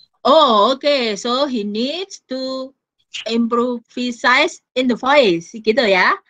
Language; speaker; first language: English; non-native, fluent; Indonesian